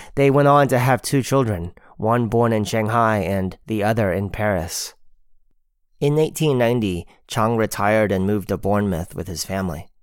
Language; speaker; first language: English; native; English